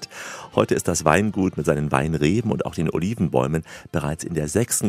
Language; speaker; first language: German; native; German